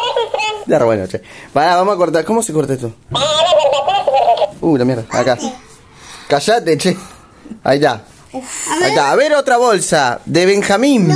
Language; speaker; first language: Spanish; native; Spanish